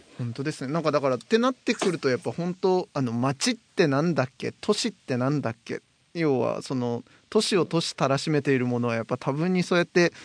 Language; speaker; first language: Japanese; native; Japanese